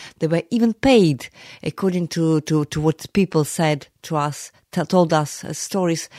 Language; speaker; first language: English; non-native, fluent; Ukrainian